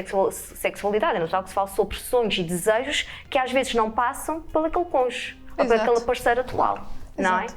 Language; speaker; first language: Portuguese; native; Portuguese